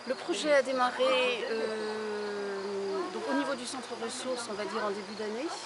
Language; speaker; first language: French; native; French